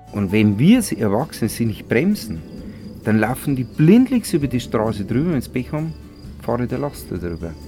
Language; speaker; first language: German; native; German